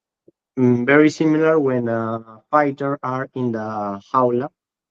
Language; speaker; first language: English; non-native, learner; Spanish